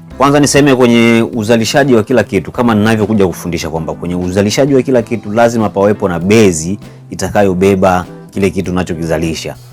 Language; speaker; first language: Swahili; native; Swahili